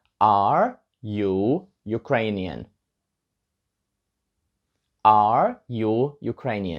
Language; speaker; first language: English; non-native, learner; Ukrainian